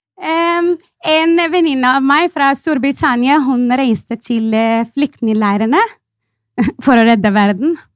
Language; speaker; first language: Norwegian; non-native, fluent; Arabic